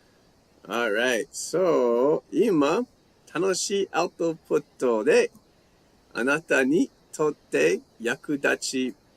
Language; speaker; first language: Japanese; non-native, learner; English